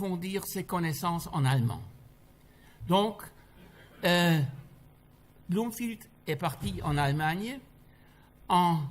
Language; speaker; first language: French; non-native, fluent; German